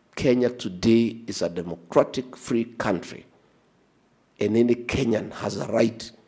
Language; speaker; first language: English; non-native, local second language; Kikuyu